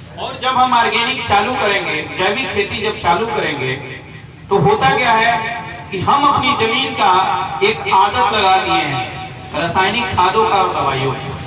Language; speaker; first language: Hindi; native; Hindi